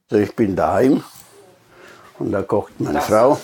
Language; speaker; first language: German; non-native, fluent; Italian